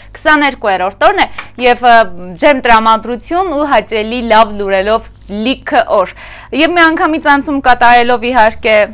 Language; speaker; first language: Armenian; native; Armenian